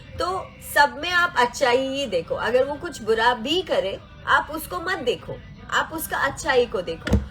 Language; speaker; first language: Hindi; non-native, local second language; Kannada